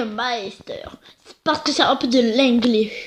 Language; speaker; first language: French; native; French